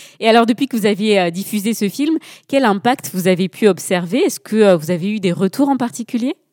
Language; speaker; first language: French; native; French